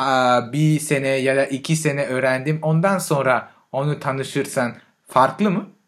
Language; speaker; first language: Turkish; non-native, fluent; French